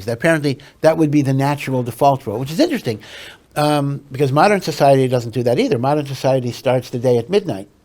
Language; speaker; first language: English; native; English